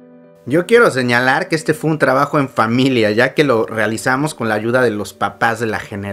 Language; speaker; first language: Spanish; native; Spanish